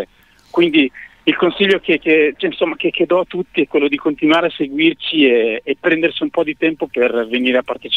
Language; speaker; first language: Italian; native; Italian